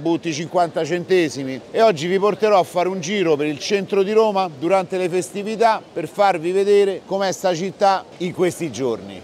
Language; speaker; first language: Italian; native; Italian